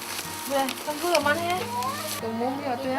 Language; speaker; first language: Korean; non-native, learner; Vietnamese